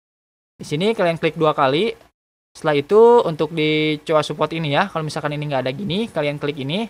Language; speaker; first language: Indonesian; native; Indonesian